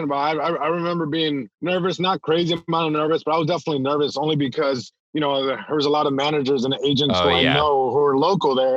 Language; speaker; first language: English; early bilingual, other home language; Spanish